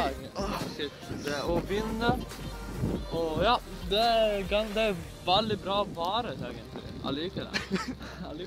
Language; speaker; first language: Norwegian; non-native, learner; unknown